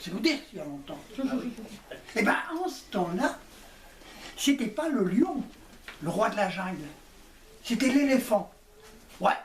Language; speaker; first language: French; native; French